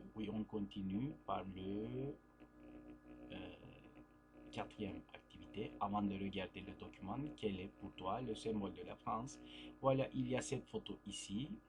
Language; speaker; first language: French; non-native, fluent; Turkish